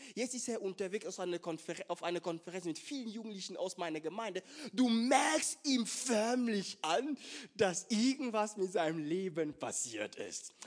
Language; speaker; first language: German; non-native, fluent; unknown